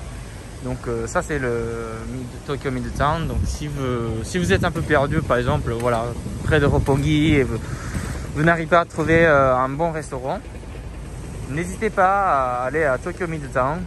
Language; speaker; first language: French; non-native, fluent; Japanese